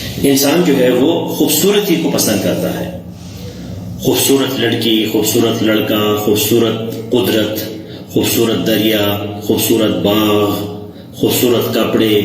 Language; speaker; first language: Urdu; non-native, local second language; Pashto